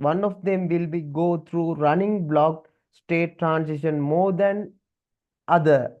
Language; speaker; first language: English; non-native, local second language; Tamil